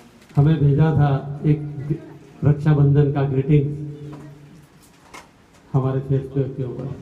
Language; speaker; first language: Hindi; non-native, local second language; Gujarati